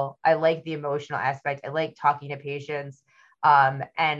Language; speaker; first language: English; native; English